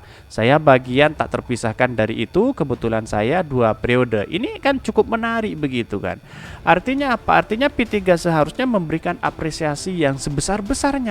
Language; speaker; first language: Indonesian; native; Indonesian